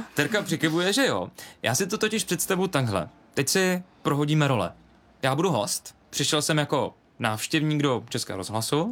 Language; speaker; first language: Czech; native; Czech